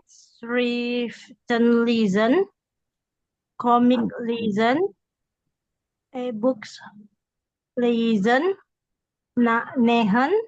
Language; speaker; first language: German; non-native, learner; Indonesian